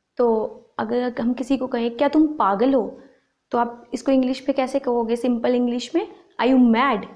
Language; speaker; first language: Hindi; native; Hindi